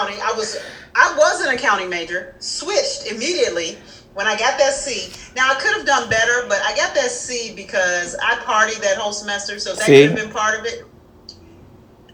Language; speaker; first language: English; native; English